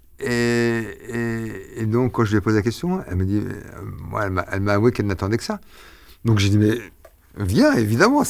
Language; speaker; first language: French; early bilingual, other home language; Arabic